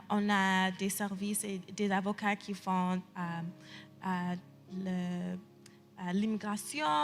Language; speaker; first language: French; early bilingual, heritage; English